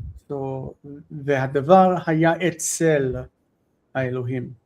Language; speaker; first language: Hebrew; non-native, learner; English